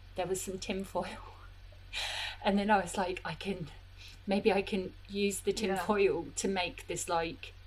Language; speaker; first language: English; native; English